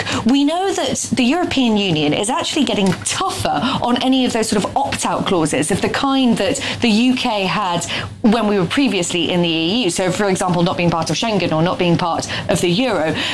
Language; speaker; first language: English; native; English